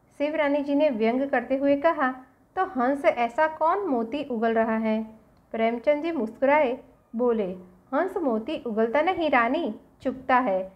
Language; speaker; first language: Hindi; non-native, local second language; Gujarati